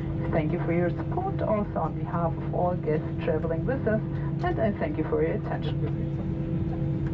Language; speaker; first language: English; non-native, fluent; German